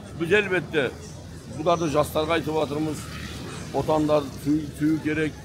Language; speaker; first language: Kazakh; early bilingual, heritage; Kazakh